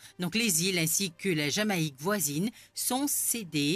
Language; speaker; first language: French; non-native, local second language; Morisyen